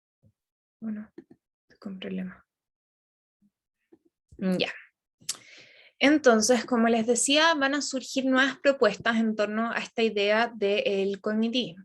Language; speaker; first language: Spanish; native; Spanish